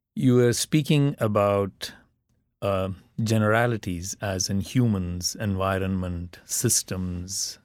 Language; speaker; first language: English; non-native, local second language; Tamil